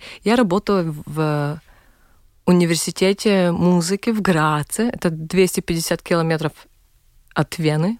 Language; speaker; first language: Russian; non-native, local second language; Latvian